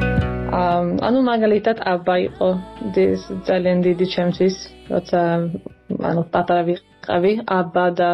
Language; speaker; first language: Georgian; early bilingual, heritage; Georgian